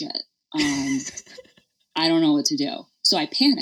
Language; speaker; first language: English; native; English